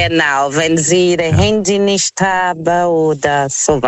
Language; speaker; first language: German; non-native, fluent; Portuguese